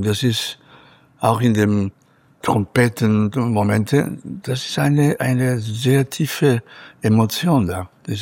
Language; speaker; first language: German; non-native, fluent; Catalan